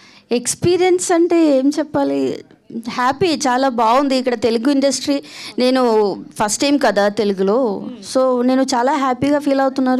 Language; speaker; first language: Telugu; non-native, fluent; Malayalam